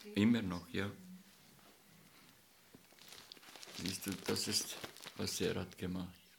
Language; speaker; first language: German; non-native, learner; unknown